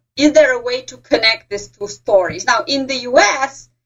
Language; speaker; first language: English; non-native, fluent; Romanian